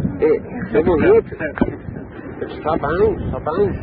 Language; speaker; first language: Portuguese; non-native, learner; English